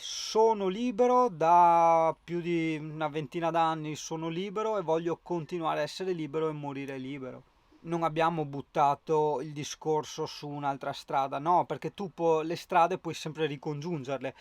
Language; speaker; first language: Italian; native; Italian